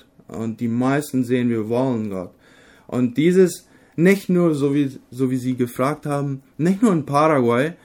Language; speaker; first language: German; non-native, local second language; Low German